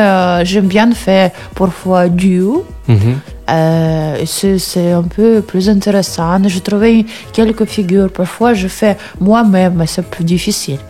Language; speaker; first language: French; non-native, learner; Russian